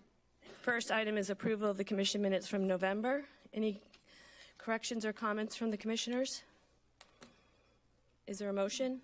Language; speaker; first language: English; native; English